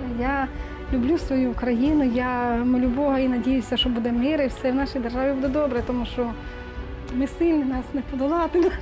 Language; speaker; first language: Ukrainian; native; Ukrainian